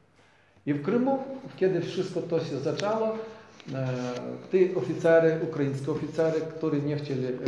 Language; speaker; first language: Polish; non-native, learner; Ukrainian